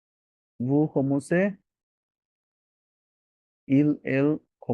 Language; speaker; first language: French; non-native, learner; Bangla